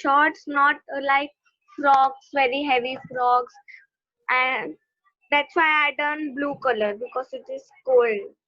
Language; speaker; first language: English; non-native, learner; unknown